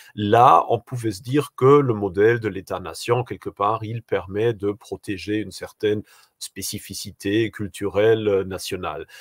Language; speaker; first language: French; native; French